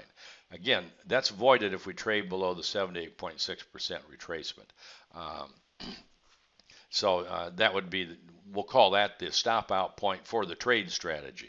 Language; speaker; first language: English; native; English